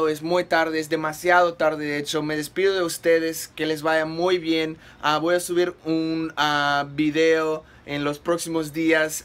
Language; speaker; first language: Spanish; non-native, fluent; English